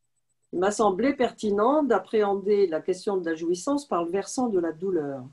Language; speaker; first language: French; native; French